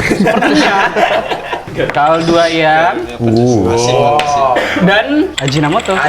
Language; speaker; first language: Indonesian; native; Indonesian